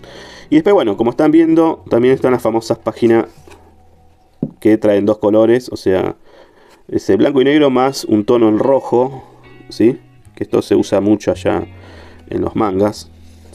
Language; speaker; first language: Spanish; native; Spanish